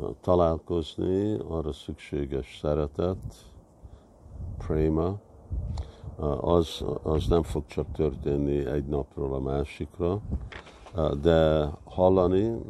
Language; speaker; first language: Hungarian; early bilingual, heritage; Hungarian